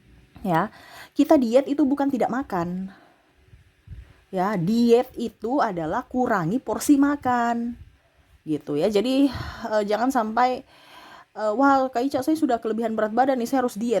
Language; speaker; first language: Indonesian; native; Indonesian